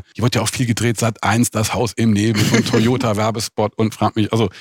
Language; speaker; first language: German; native; German